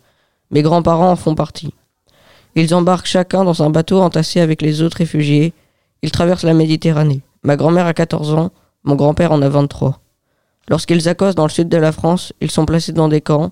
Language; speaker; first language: French; native; French